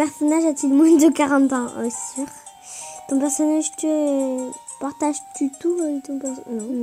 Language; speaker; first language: French; native; French